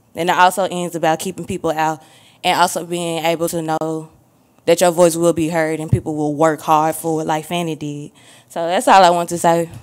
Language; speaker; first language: English; native; English